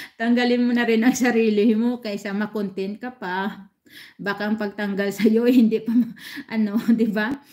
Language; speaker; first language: Filipino; non-native, local second language; Hiligaynon